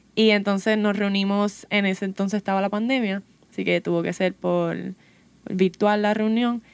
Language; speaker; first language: Spanish; native; Spanish